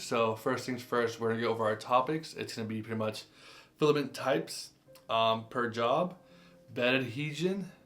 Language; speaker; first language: English; native; English